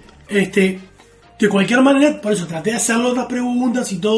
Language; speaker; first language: Spanish; native; Spanish